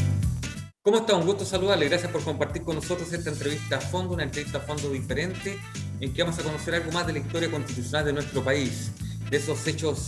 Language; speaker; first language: Spanish; native; Spanish